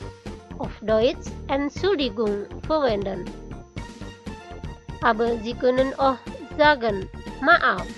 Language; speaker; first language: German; non-native, fluent; Indonesian